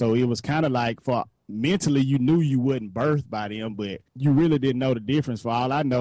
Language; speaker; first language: English; native; English